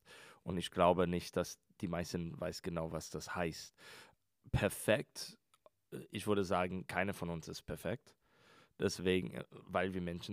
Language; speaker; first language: German; non-native, learner; English